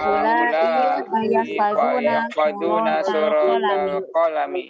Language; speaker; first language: Arabic; non-native, learner; Indonesian